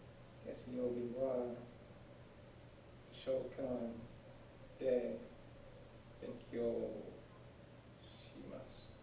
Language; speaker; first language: Japanese; non-native, learner; English